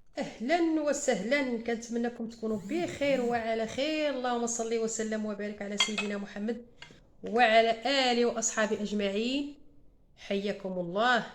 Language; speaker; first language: Arabic; native; Arabic